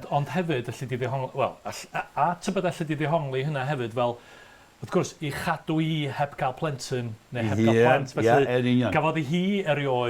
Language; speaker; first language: Welsh; native; Welsh